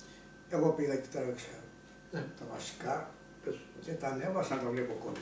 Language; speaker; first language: Greek; native; Greek